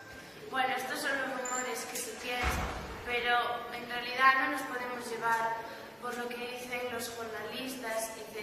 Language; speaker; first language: Spanish; non-native, local second language; Galician